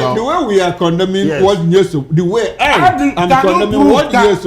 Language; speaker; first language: English; non-native, local second language; Igbo